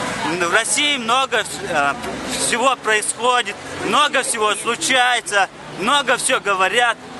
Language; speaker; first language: Russian; non-native, local second language; Chechen